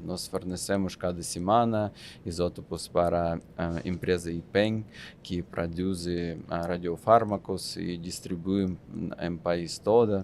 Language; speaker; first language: Portuguese; non-native, fluent; Russian